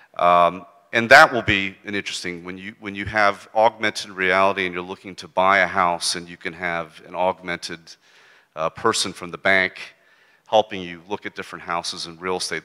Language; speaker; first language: English; native; English